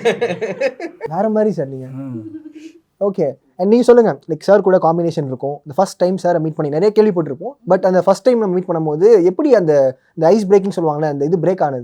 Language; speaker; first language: Tamil; native; Tamil